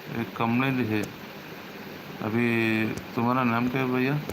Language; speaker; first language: Hindi; non-native, local second language; Malayalam